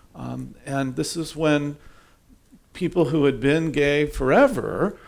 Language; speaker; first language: English; native; English